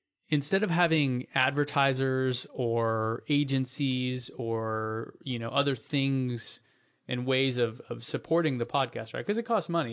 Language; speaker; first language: English; native; English